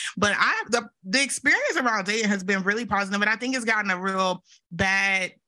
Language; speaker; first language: English; native; English